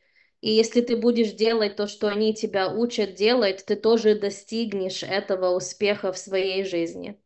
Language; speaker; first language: Russian; early bilingual, heritage; Russian